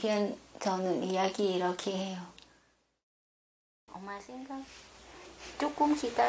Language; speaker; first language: Korean; non-native, learner; Thai